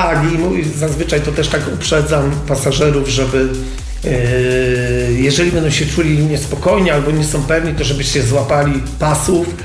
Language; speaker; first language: Polish; native; Polish